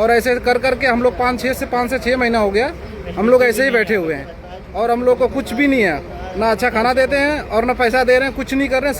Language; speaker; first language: Hindi; native; Hindi